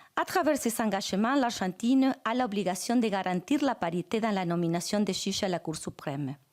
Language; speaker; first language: French; non-native, fluent; Spanish